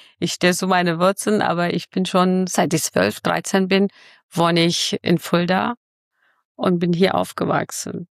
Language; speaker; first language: German; early bilingual, other home language; Kurdish